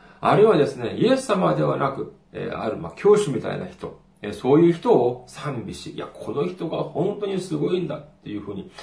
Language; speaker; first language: Japanese; non-native, fluent; Korean